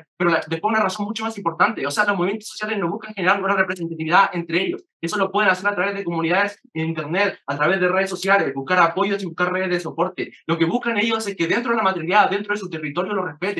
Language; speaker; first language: Spanish; native; Spanish